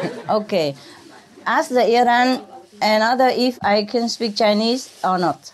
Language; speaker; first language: English; non-native, fluent; Vietnamese